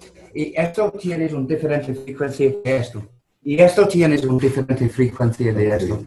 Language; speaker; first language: Spanish; non-native, learner; English